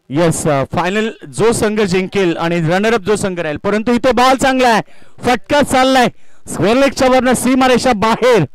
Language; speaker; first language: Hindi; non-native, local second language; Marathi